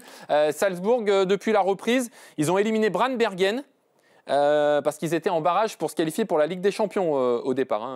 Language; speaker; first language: French; native; French